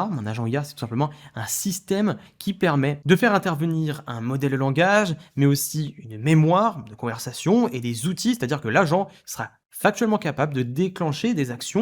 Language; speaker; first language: French; native; French